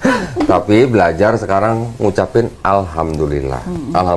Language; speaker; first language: Indonesian; native; Indonesian